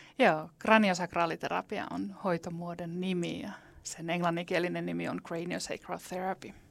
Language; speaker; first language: Finnish; native; Finnish